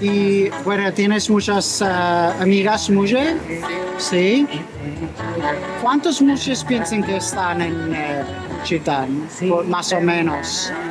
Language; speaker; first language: Spanish; non-native, learner; English